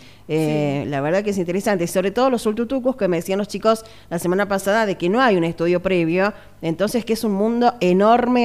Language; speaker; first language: Spanish; native; Spanish